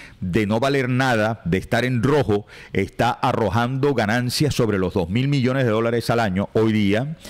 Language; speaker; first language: Spanish; native; Spanish